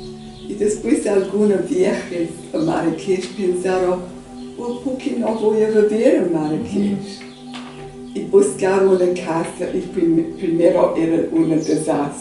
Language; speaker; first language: Spanish; non-native, learner; English